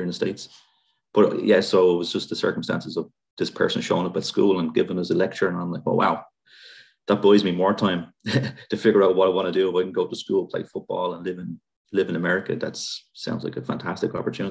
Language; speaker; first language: English; native; English